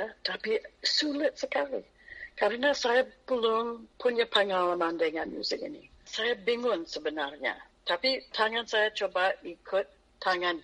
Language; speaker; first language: Indonesian; non-native, fluent; English